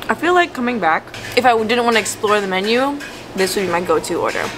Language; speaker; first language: English; native; English